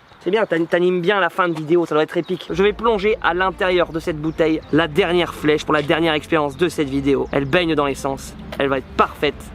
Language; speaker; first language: French; native; French